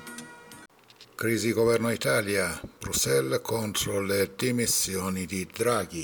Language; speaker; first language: Italian; non-native, fluent; Persian